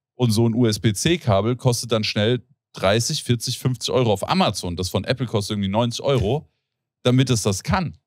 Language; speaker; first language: German; native; German